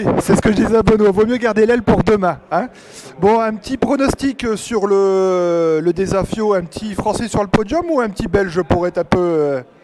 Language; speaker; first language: French; native; French